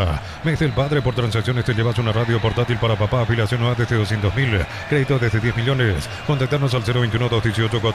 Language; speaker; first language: Spanish; native; Spanish